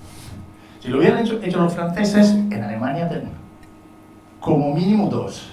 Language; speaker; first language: Spanish; non-native, fluent; Italian